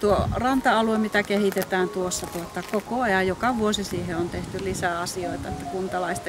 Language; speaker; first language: Finnish; native; Finnish